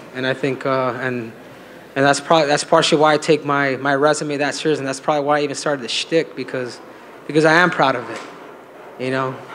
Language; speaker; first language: English; early bilingual, other home language; Spanish